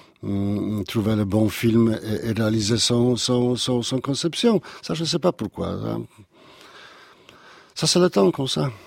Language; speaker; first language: French; non-native, learner; Polish